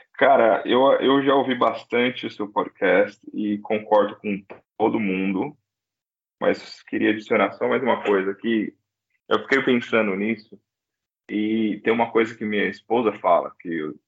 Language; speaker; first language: Portuguese; native; Portuguese